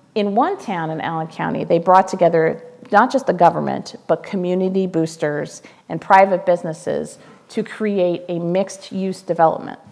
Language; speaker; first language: English; native; English